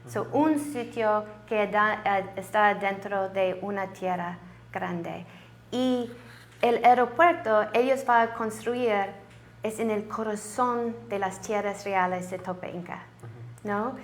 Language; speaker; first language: Spanish; non-native, learner; English